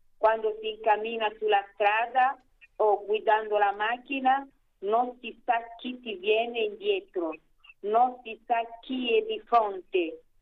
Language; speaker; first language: Italian; non-native, fluent; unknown